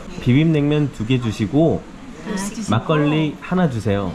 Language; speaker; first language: Korean; non-native, learner; Vietnamese